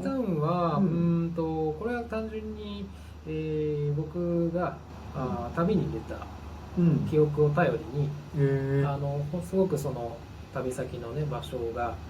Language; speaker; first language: Japanese; native; Japanese